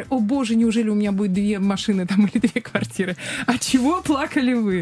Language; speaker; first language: Russian; native; Russian